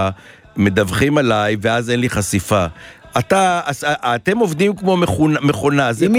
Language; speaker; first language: Hebrew; native; Hebrew